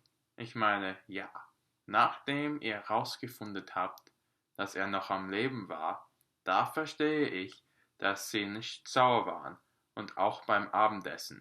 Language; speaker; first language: German; non-native, learner; English